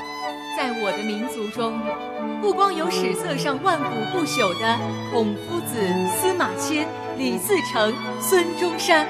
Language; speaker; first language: Chinese; native; Chinese